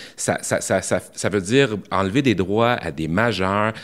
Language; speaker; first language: French; native; French